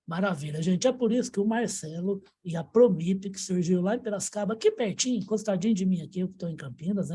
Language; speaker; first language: Portuguese; native; Portuguese